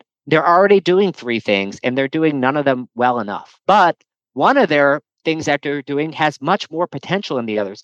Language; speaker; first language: English; native; English